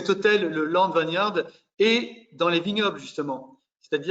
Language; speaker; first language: French; native; French